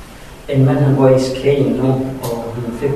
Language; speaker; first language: Danish; non-native, learner; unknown